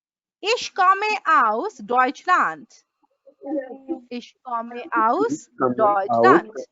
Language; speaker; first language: German; non-native, fluent; Bangla